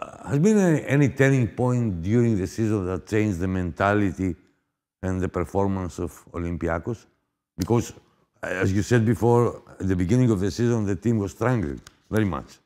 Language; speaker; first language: English; non-native, fluent; Greek